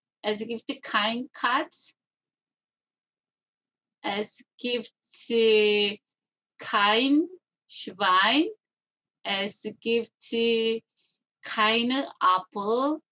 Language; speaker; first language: German; non-native, learner; Korean